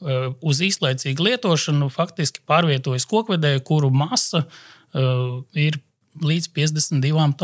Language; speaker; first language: Latvian; native; Latvian